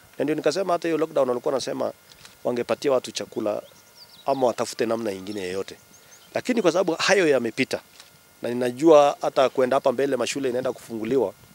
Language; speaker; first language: Swahili; non-native, local second language; Kalenjin